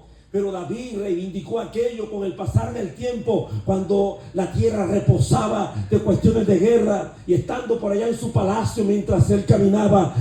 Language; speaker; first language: Spanish; native; Spanish